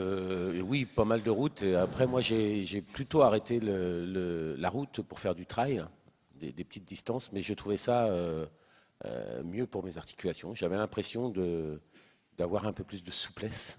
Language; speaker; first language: French; native; French